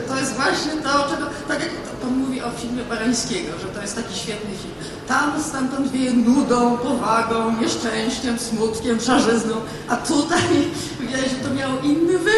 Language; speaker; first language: Polish; native; Polish